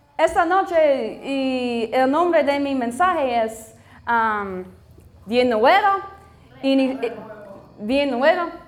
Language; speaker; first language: Spanish; non-native, learner; English